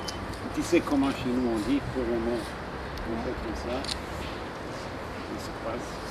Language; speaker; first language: French; non-native, fluent; Serbian